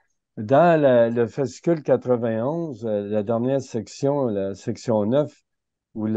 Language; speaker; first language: French; native; French